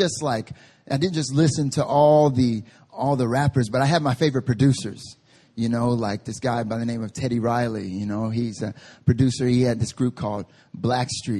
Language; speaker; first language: English; native; English